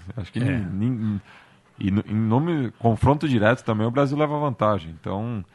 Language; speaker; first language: Portuguese; native; Portuguese